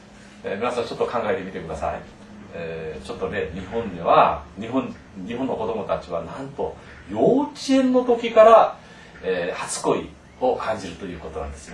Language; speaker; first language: Japanese; non-native, fluent; Korean